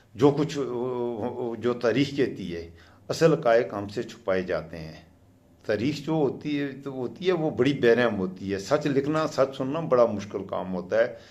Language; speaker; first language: Urdu; non-native, local second language; Pashto